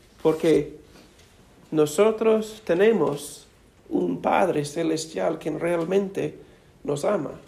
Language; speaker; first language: Spanish; non-native, fluent; English